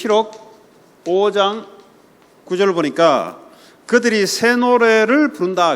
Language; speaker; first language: Korean; native; Korean